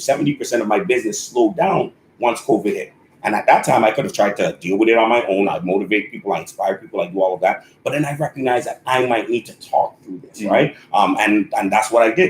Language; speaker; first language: English; native; English